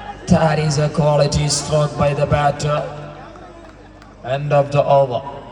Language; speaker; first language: English; non-native, local second language; Malayalam